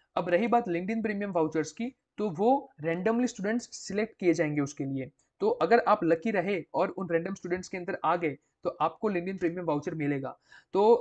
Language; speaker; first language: Hindi; non-native, local second language; Gujarati